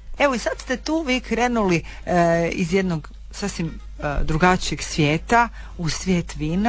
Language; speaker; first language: Serbian; native; Serbian